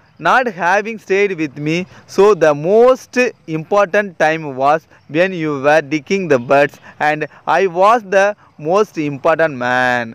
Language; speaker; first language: English; non-native, local second language; Tamil